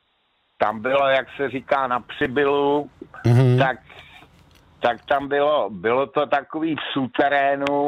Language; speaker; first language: Czech; native; Czech